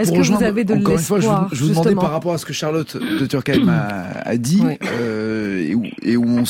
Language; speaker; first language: French; native; French